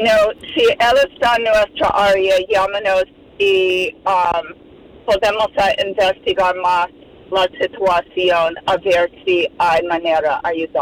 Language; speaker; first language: Spanish; non-native, fluent; English